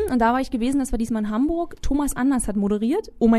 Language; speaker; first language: German; native; German